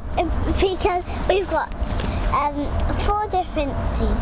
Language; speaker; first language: English; early bilingual, other home language; Croatian